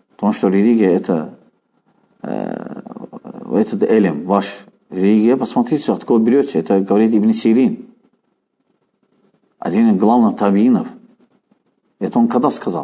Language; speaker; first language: Russian; non-native, fluent; Azerbaijani